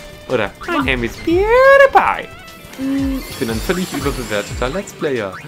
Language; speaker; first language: German; native; German